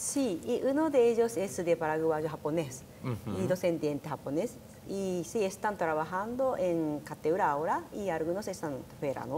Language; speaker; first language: Spanish; non-native, learner; Japanese